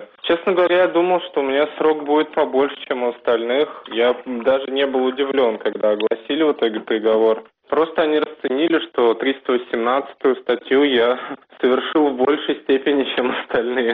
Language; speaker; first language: Russian; native; Russian